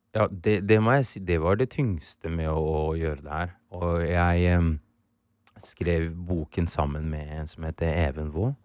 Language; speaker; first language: Norwegian; early bilingual, other home language; Swahili